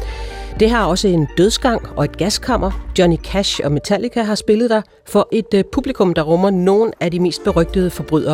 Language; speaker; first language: Danish; native; Danish